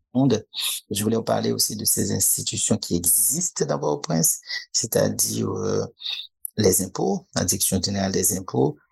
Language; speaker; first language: French; native; French